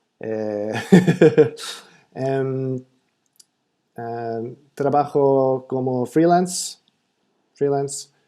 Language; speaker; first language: Spanish; non-native, learner; Swedish